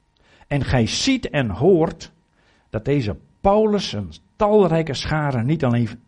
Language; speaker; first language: Dutch; native; Dutch